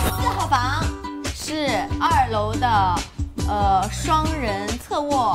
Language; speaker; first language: Chinese; native; Chinese